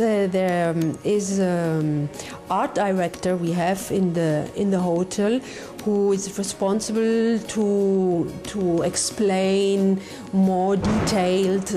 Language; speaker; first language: English; non-native, learner; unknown